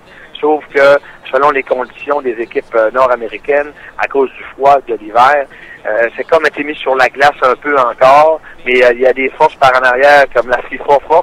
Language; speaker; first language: French; native; French